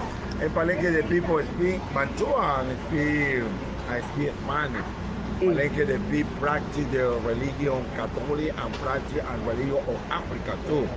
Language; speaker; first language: English; non-native, learner; Spanish